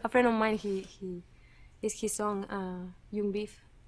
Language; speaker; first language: English; non-native, fluent; Catalan